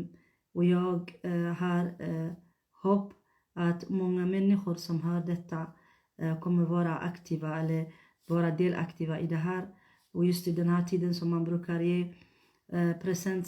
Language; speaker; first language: Swedish; non-native, fluent; Tigrinya